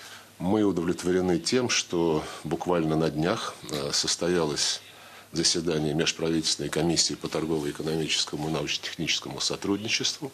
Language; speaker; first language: Russian; native; Russian